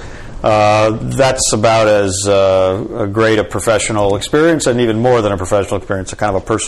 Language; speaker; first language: English; native; English